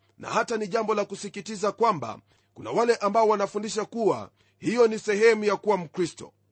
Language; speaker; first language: Swahili; non-native, local second language; Luyia